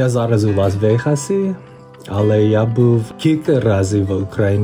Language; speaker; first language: Ukrainian; non-native, learner; English